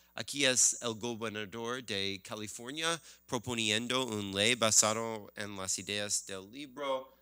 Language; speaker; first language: Spanish; non-native, learner; English